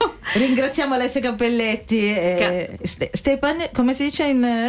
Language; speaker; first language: Italian; native; Italian